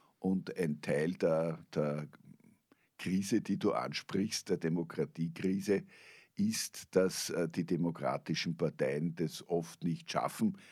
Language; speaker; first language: German; native; German